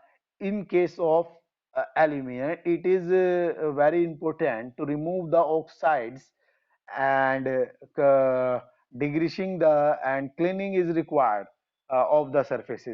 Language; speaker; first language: English; non-native, local second language; Hindi